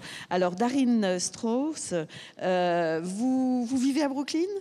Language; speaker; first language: French; native; French